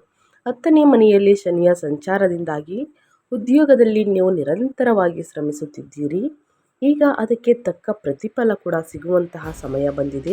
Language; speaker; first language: Kannada; native; Kannada